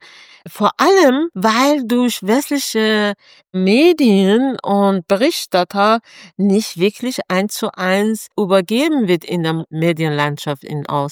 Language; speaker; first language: German; non-native, fluent; Persian